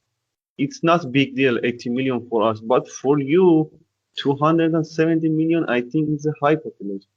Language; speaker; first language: English; non-native, local second language; Persian